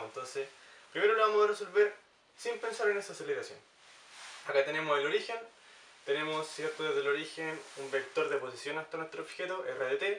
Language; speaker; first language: Spanish; native; Spanish